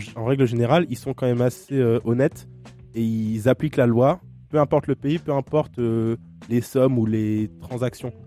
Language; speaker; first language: French; native; French